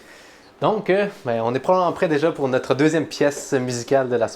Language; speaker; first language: French; native; French